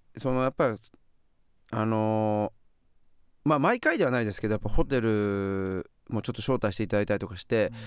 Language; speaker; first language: Japanese; native; Japanese